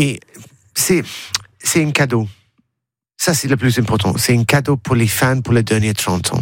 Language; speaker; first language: French; non-native, learner; English